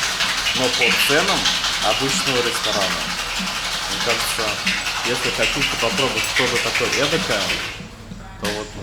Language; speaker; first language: Russian; native; Russian